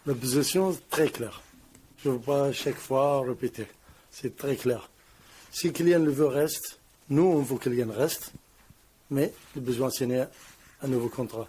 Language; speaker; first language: French; non-native, learner; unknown